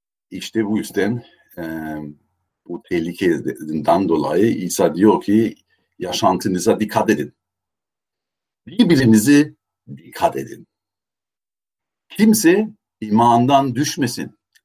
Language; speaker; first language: Turkish; non-native, fluent; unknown